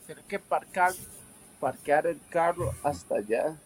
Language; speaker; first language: Spanish; early bilingual, heritage; Spanish